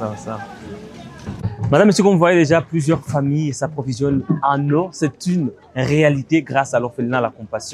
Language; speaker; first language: French; non-native, local second language; Swahili